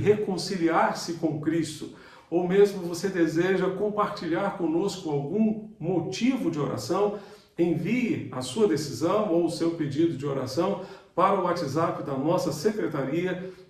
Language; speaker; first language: Portuguese; native; Portuguese